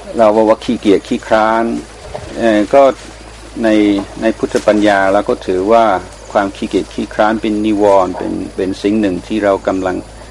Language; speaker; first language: Thai; non-native, fluent; English